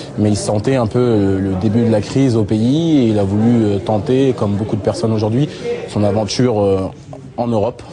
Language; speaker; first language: French; early bilingual, other home language; Lingala